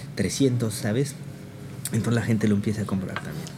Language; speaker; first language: Spanish; native; Spanish